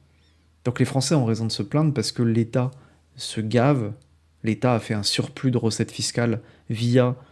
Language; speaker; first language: French; native; French